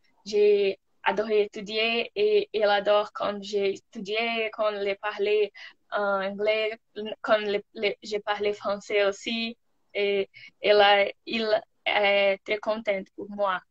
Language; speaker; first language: French; non-native, learner; Portuguese